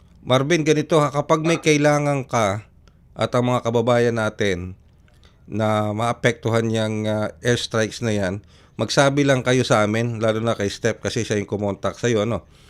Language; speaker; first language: Filipino; native; Filipino